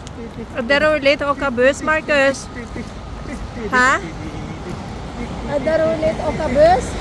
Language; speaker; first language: Swedish; non-native, learner; Filipino